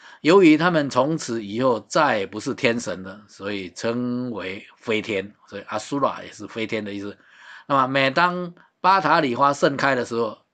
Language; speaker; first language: Chinese; native; Chinese